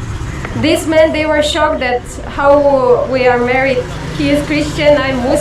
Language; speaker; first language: English; non-native, fluent; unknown